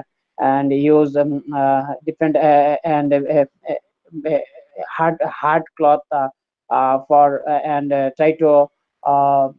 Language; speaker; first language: English; non-native, learner; Bangla